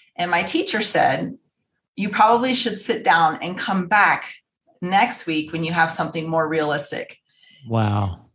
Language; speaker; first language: English; native; English